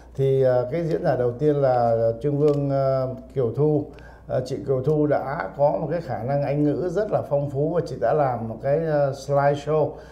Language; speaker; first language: Vietnamese; native; Vietnamese